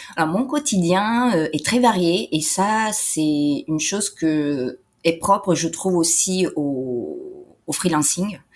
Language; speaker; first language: French; non-native, fluent; Italian